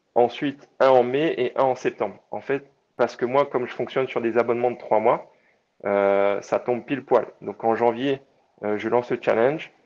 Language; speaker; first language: French; native; French